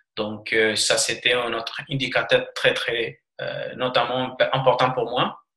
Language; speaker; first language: French; non-native, fluent; Spanish